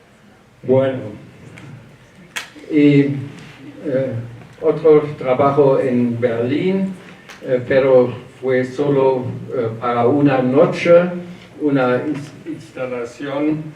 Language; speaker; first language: Spanish; non-native, learner; German